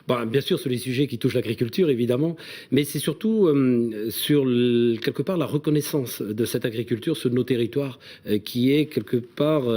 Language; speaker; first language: French; native; French